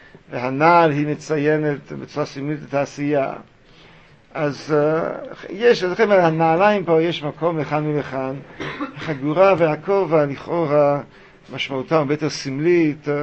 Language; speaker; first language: Hebrew; native; Hebrew